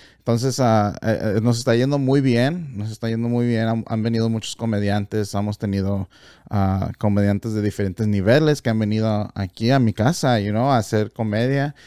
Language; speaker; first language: Spanish; early bilingual, heritage; Spanish